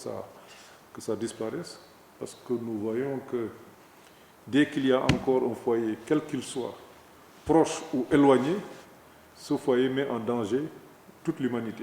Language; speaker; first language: French; non-native, local second language; Wolof